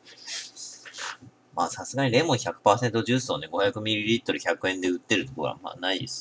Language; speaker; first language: Japanese; native; Japanese